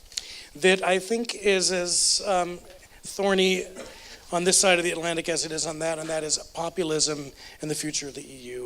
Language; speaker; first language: English; native; English